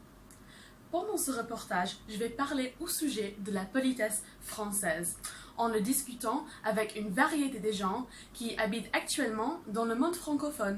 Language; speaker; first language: French; non-native, fluent; English